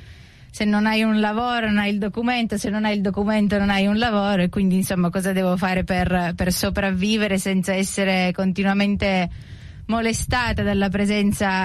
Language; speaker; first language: Italian; native; Italian